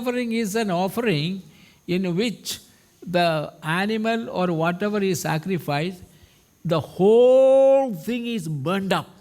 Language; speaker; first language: English; non-native, local second language; Hindi